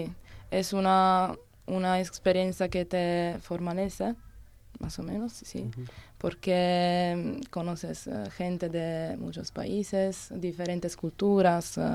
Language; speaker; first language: Spanish; non-native, learner; Italian